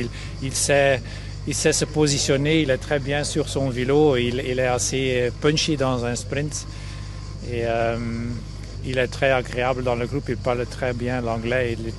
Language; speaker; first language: French; non-native, local second language; Dutch